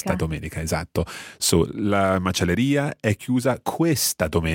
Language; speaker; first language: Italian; non-native, fluent; English